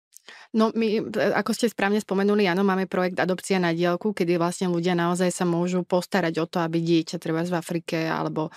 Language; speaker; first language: Slovak; native; Slovak